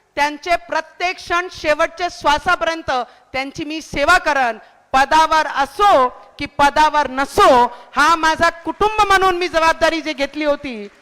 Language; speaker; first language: Marathi; non-native, local second language; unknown